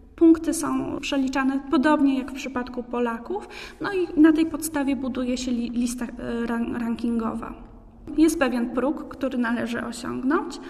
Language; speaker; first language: Polish; native; Polish